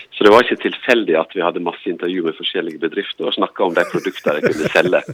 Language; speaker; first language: Norwegian; native; Norwegian